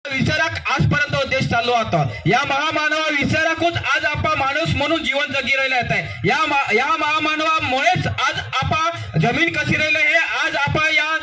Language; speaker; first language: Marathi; non-native, local second language; Bhili